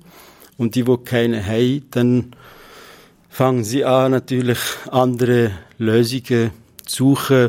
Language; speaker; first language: German; non-native, fluent; Kurdish